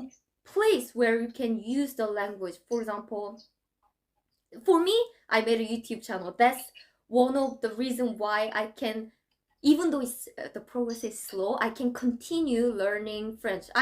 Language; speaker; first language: English; non-native, fluent; Korean